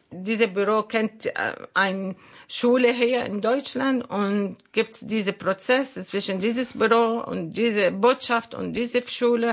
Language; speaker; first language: German; non-native, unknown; Arabic